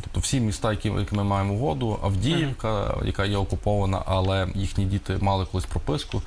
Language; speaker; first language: Ukrainian; native; Ukrainian